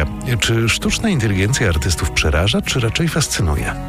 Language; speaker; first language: Polish; native; Polish